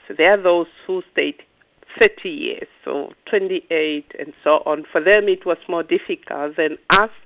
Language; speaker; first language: English; non-native, local second language; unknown